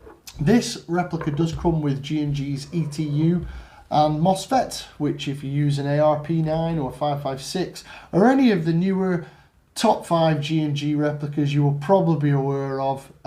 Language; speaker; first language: English; native; English